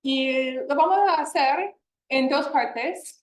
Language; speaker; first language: Spanish; non-native, fluent; English